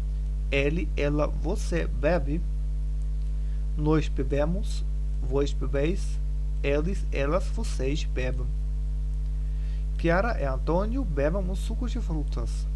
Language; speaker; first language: Portuguese; non-native, learner; German